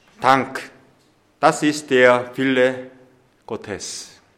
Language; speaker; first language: German; non-native, fluent; Korean